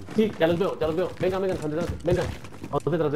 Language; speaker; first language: Spanish; native; Spanish